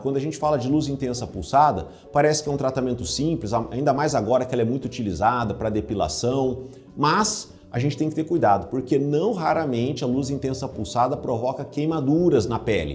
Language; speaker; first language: Portuguese; native; Portuguese